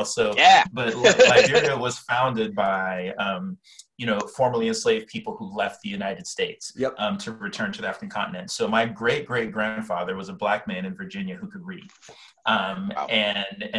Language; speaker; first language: English; native; English